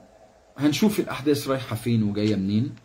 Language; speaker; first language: Arabic; native; Arabic